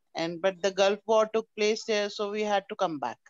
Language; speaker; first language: English; non-native, local second language; Hindi